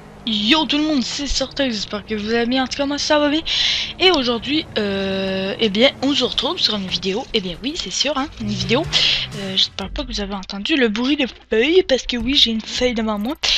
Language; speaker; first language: French; native; French